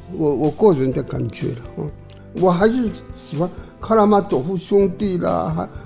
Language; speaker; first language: Chinese; non-native, local second language; Min Nan Chinese